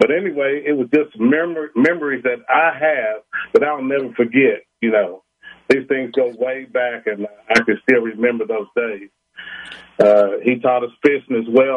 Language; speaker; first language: English; native; English